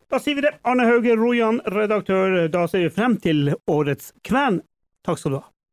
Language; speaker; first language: Norwegian; native; Norwegian